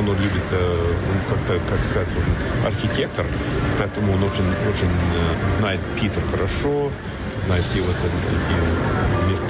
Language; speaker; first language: Russian; non-native, learner; English